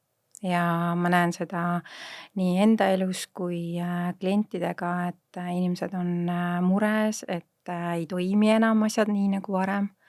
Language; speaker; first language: Estonian; native; Estonian